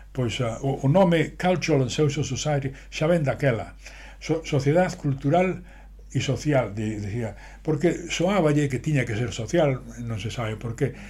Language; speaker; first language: Galician; non-native, local second language; Spanish